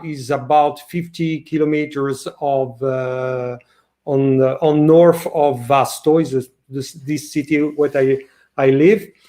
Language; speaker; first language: English; non-native, learner; French